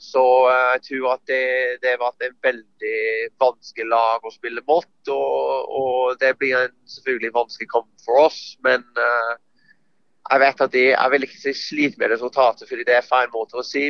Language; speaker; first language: Norwegian; non-native, fluent; English